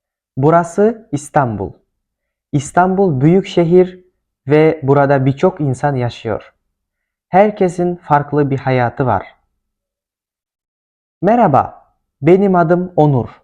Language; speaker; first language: Turkish; non-native, fluent; Kyrgyz